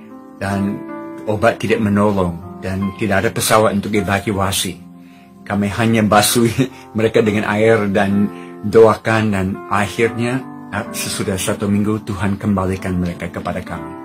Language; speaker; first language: Indonesian; non-native, fluent; English